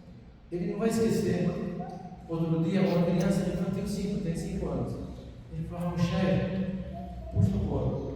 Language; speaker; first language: Portuguese; non-native, fluent; Arabic